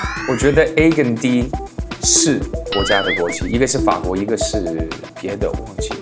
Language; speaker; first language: Chinese; non-native, fluent; English